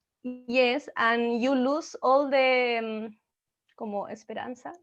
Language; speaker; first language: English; non-native, learner; Spanish